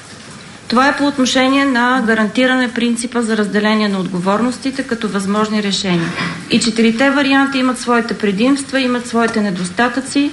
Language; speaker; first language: Bulgarian; native; Bulgarian